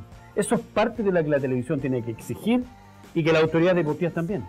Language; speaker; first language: Spanish; native; Spanish